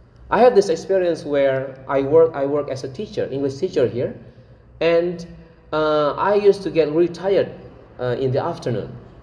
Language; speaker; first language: English; non-native, fluent; Achinese